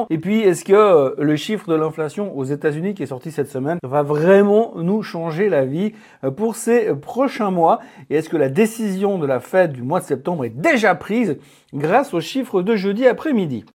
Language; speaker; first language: French; native; French